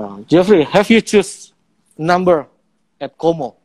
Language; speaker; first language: English; non-native, learner; Indonesian